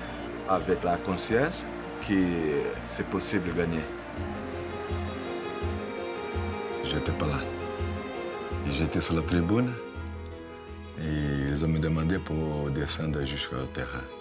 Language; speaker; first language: French; non-native, fluent; Portuguese